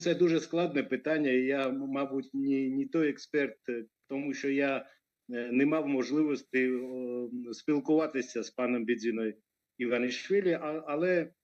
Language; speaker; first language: Ukrainian; non-native, fluent; Georgian